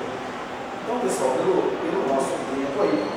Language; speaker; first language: Portuguese; native; Portuguese